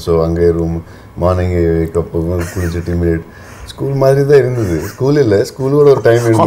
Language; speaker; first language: Tamil; non-native, learner; Telugu